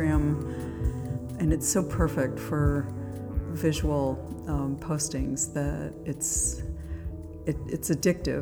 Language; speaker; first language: English; native; English